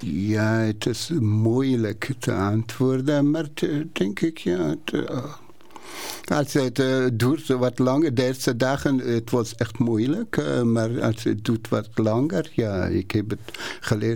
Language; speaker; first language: Dutch; non-native, learner; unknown